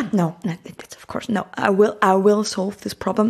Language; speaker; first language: English; non-native, learner; German